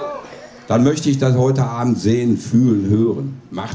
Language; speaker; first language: German; native; German